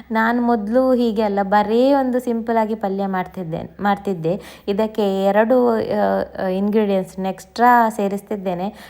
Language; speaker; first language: Kannada; native; Kannada